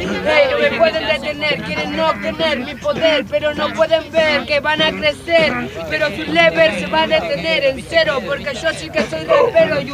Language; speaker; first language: Spanish; native; Spanish